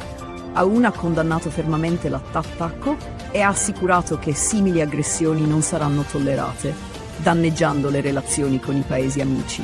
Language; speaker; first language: Italian; native; Italian